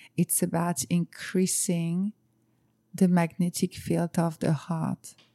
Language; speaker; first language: English; non-native, fluent; French